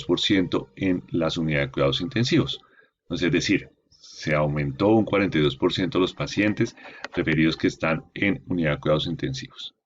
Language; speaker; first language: Spanish; native; Spanish